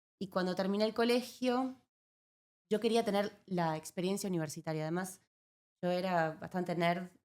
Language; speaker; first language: Spanish; native; Spanish